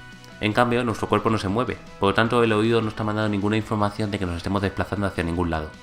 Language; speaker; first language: Spanish; native; Spanish